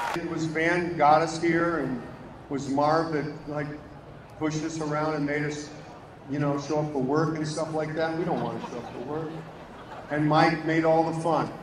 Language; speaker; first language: English; native; English